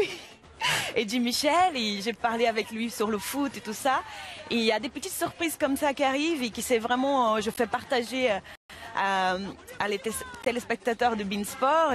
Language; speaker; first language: French; non-native, fluent; Portuguese